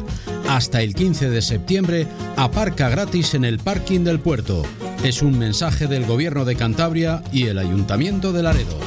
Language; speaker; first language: Spanish; native; Spanish